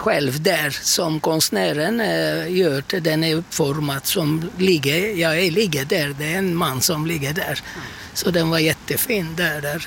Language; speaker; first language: Swedish; non-native, fluent; Turkish